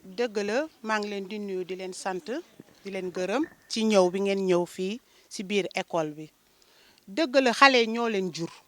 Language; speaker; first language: Wolof; non-native, local second language; Jola-Fonyi